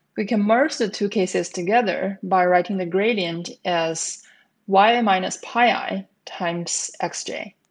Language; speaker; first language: English; native; English